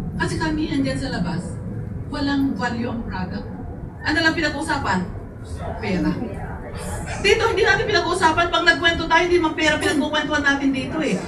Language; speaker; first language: Filipino; native; Filipino